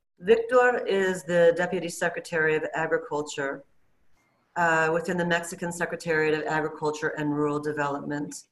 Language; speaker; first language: English; native; English